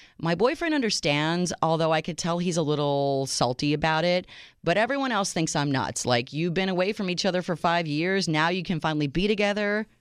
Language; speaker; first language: English; native; English